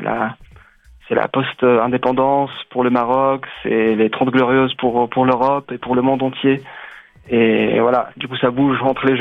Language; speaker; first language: French; non-native, local second language; Arabic